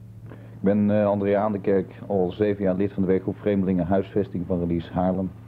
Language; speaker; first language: Dutch; native; Dutch